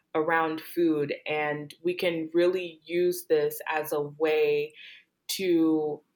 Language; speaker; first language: English; early bilingual, other home language; Haitian Creole